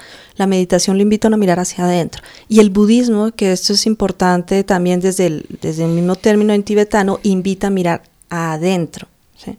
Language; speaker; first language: Spanish; native; Spanish